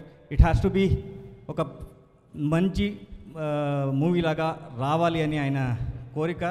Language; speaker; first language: Telugu; non-native, local second language; Kannada